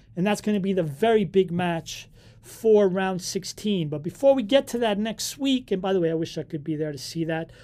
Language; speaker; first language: English; early bilingual, other home language; Portuguese